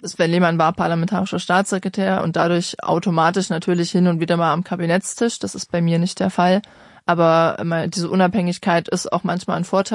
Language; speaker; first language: German; native; German